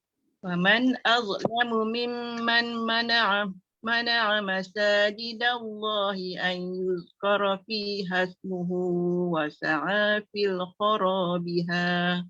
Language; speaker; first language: Arabic; non-native, learner; Malay